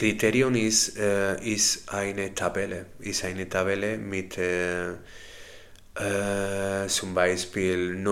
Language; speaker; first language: German; non-native, learner; Spanish